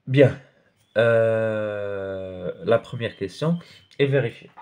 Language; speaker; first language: French; non-native, local second language; Arabic